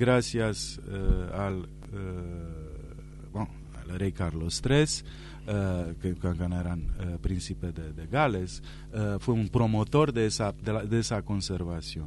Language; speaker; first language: Spanish; non-native, fluent; Romanian